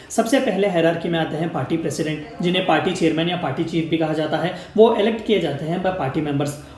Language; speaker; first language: Hindi; native; Hindi